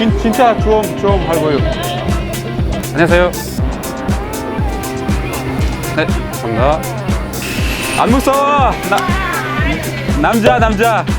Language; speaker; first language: Korean; non-native, learner; French